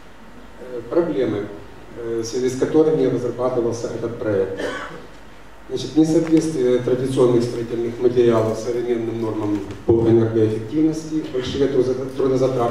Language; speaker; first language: Russian; native; Russian